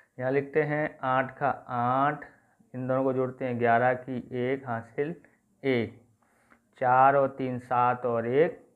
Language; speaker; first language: Hindi; native; Hindi